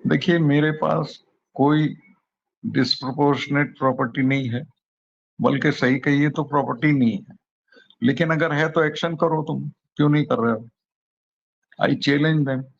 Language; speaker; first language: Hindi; native; Hindi